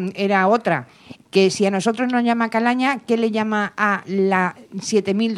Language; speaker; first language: Spanish; native; Spanish